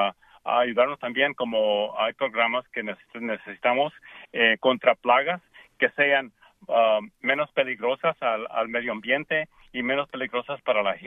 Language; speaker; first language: Spanish; early bilingual, heritage; Spanish